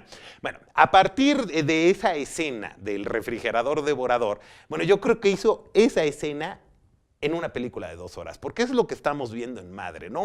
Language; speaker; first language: Spanish; native; Spanish